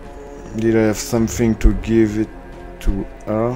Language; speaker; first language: English; non-native, learner; French